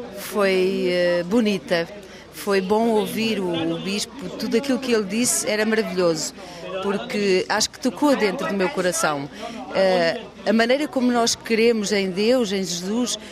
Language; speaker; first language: Portuguese; native; Portuguese